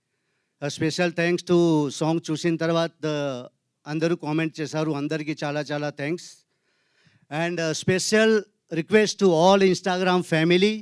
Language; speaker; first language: Telugu; non-native, learner; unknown